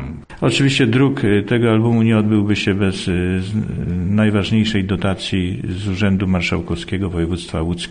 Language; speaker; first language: Polish; native; Polish